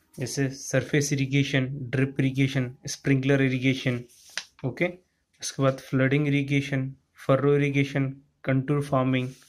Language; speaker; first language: Hindi; native; Hindi